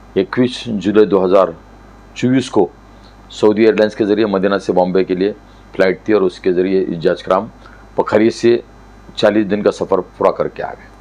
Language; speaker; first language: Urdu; native; Urdu